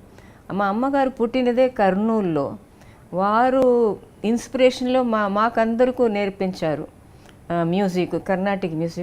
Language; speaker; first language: Telugu; non-native, local second language; Tamil